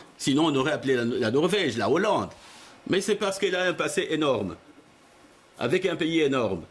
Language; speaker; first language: French; non-native, local second language; Lingala